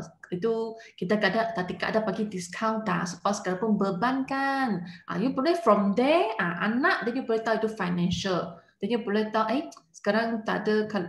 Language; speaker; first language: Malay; non-native, local second language; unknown